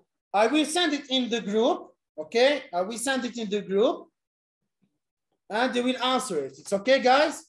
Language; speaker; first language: English; non-native, fluent; Arabic